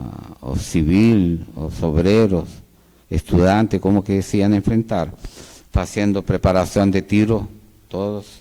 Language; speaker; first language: Portuguese; non-native, fluent; Spanish